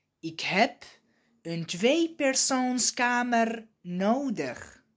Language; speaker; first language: Dutch; non-native, fluent; Arabic